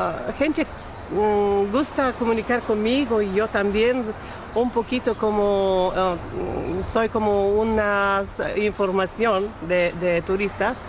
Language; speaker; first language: Spanish; non-native, learner; Bulgarian